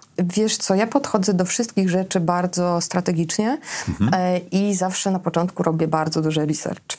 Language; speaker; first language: Polish; native; Polish